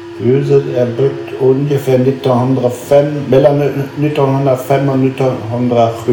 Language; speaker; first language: Swedish; non-native, learner; German